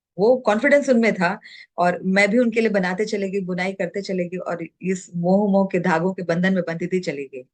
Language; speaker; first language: Hindi; native; Hindi